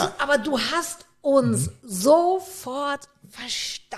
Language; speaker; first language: German; native; German